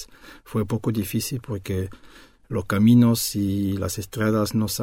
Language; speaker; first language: Spanish; non-native, fluent; French